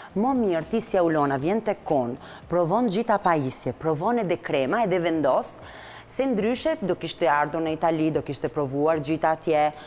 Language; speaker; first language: Albanian; non-native, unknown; Italian